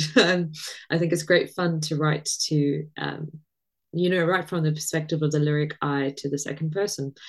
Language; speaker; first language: English; native; English